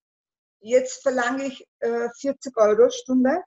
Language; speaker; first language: German; non-native, learner; Turkish